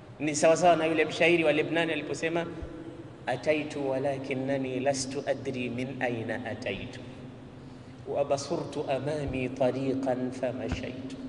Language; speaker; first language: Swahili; native; Swahili